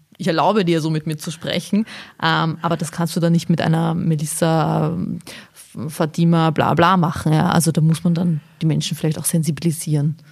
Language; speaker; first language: German; early bilingual, other home language; Bosnian